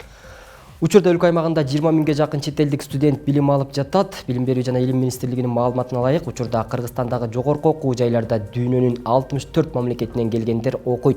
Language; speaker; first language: Kyrgyz; native; Kyrgyz